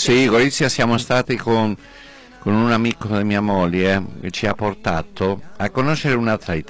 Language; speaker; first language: Italian; non-native, learner; Spanish